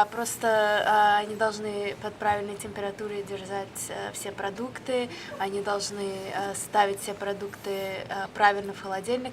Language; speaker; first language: Russian; early bilingual, other home language; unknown